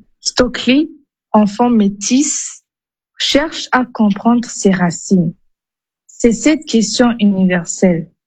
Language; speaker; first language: French; non-native, local second language; Kinyarwanda